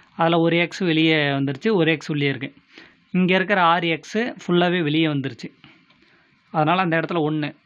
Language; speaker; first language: Tamil; native; Tamil